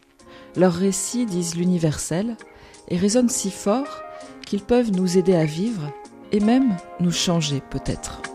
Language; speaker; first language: French; native; French